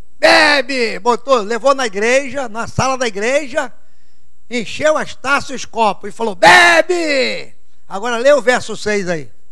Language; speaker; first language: Portuguese; native; Portuguese